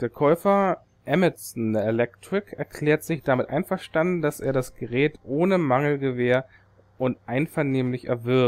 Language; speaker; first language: German; native; German